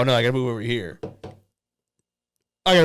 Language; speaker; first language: English; native; English